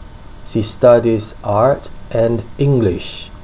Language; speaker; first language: English; non-native, fluent; Indonesian